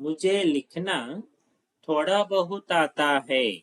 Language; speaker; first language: Hindi; non-native, local second language; Telugu